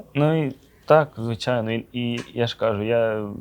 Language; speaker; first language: Ukrainian; native; Ukrainian